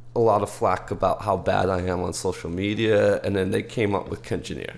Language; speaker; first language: English; early bilingual, heritage; English